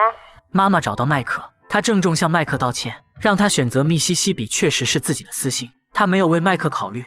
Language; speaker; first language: Chinese; native; Chinese